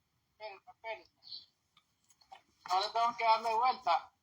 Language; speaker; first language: Spanish; native; Spanish